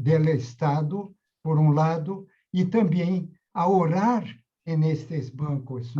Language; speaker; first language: Spanish; non-native, fluent; Portuguese